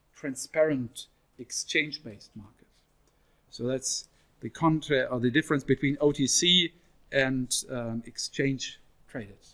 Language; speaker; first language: English; non-native, fluent; German